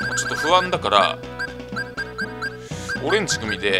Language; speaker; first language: Japanese; native; Japanese